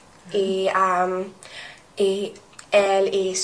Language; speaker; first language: Spanish; non-native, learner; English